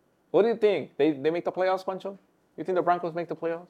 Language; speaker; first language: English; early bilingual, other home language; Spanish